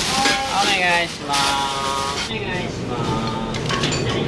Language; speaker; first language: Japanese; native; Japanese